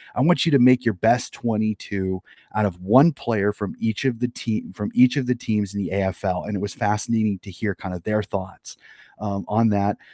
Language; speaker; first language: English; native; English